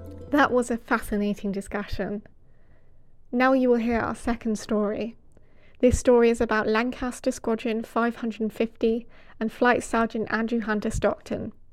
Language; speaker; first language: English; native; English